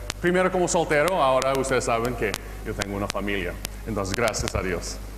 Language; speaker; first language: Spanish; non-native, fluent; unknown